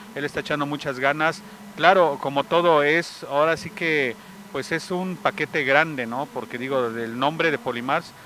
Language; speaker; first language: Spanish; native; Spanish